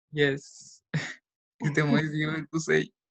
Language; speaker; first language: English; non-native, learner; Spanish